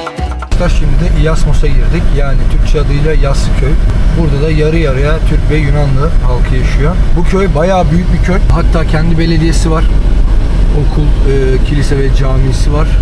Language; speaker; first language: Turkish; native; Turkish